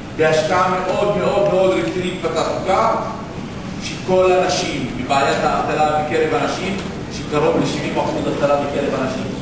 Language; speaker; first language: Hebrew; non-native, local second language; Arabic